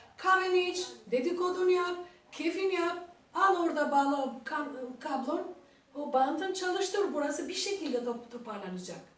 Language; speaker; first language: Turkish; non-native, fluent; Albanian